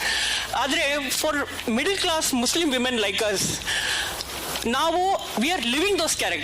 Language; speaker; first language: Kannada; non-native, local second language; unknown